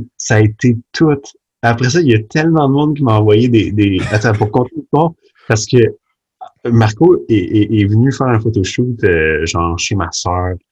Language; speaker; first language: French; early bilingual, other home language; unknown